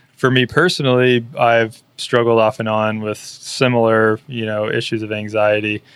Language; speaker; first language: English; native; English